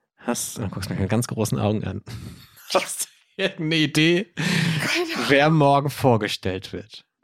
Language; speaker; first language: German; native; German